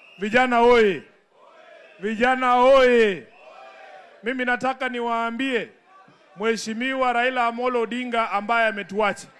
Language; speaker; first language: Swahili; non-native, local second language; Luyia